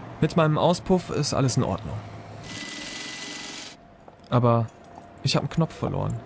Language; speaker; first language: German; native; German